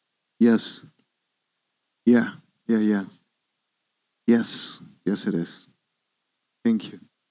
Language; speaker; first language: English; non-native, learner; Spanish